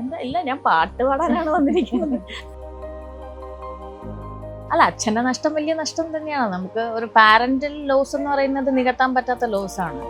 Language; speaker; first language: Malayalam; native; Malayalam